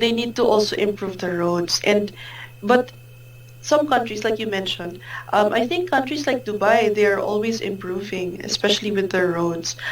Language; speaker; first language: English; non-native, fluent; Filipino